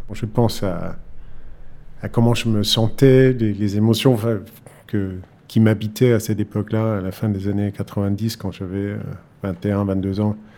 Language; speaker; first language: French; non-native, fluent; Danish